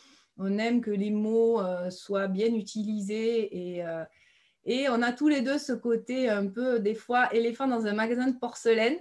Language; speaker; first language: French; native; French